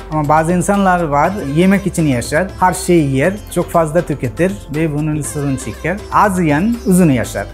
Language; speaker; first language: Turkish; non-native, fluent; Bangla